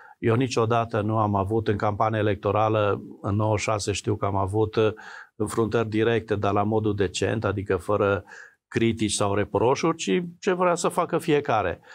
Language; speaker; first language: Romanian; native; Romanian